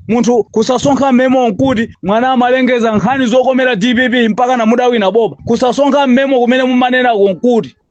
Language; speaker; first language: Nyanja; native; Nyanja